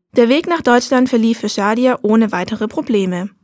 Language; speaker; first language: German; native; German